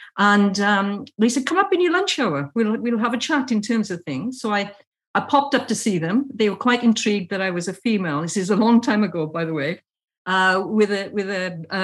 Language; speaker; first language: English; native; English